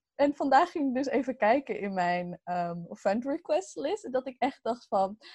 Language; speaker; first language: Dutch; early bilingual, other home language; Arabic